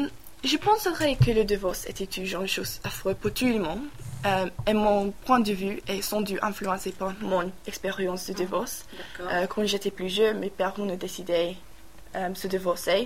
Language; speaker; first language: French; non-native, learner; English